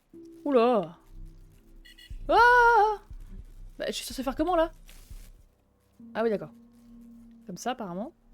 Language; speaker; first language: French; native; French